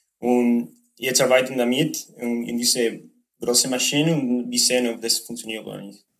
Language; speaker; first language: German; non-native, learner; Spanish